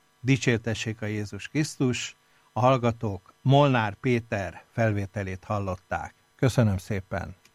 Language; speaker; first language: Hungarian; native; Hungarian